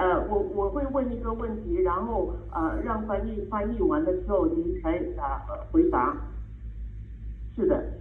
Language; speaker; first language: Chinese; native; Chinese